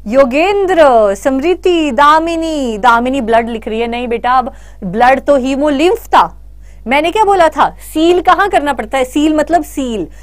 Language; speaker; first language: Hindi; native; Hindi